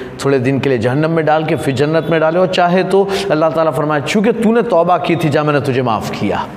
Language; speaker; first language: Urdu; non-native, local second language; Gujarati